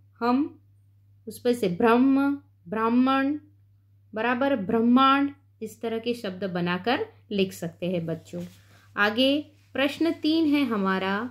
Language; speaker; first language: Hindi; non-native, local second language; Gujarati